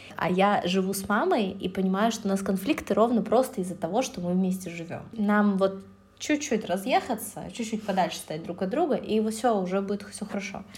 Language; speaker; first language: Russian; native; Russian